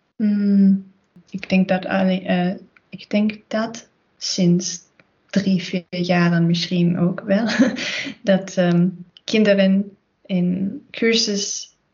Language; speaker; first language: Dutch; non-native, learner; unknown